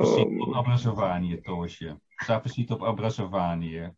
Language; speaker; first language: Russian; non-native, fluent; Dutch